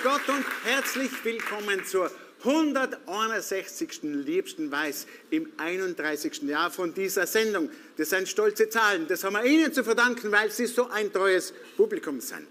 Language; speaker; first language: German; native; German